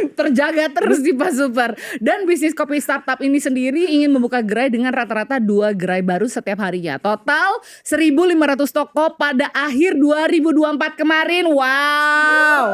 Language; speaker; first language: Indonesian; native; Indonesian